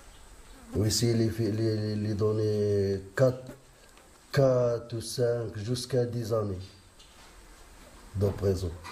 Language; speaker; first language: French; non-native, learner; Arabic